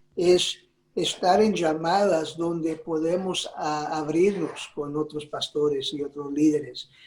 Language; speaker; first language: Spanish; early bilingual, heritage; Spanish